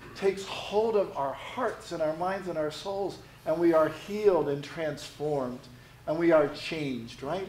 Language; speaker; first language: English; native; English